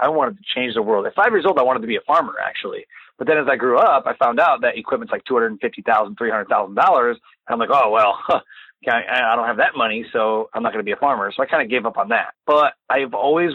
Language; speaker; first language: English; native; English